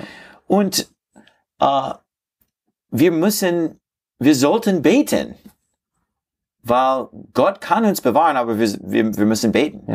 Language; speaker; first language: German; non-native, fluent; English